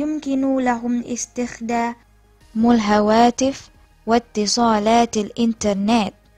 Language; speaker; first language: Arabic; non-native, learner; Indonesian